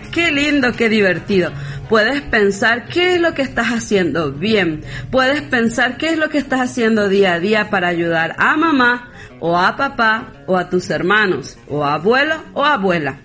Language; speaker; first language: Spanish; native; Spanish